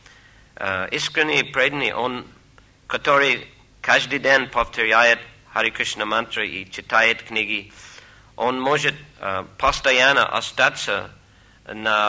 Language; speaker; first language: Russian; non-native, fluent; English